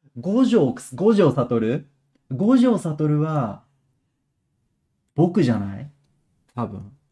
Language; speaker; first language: Japanese; native; Japanese